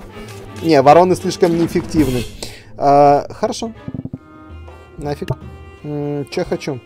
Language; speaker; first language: Russian; native; Russian